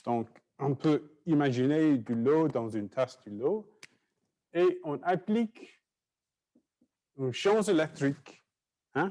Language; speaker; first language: French; non-native, fluent; English